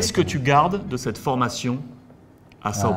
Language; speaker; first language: French; native; French